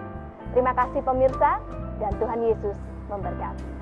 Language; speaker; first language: Indonesian; native; Indonesian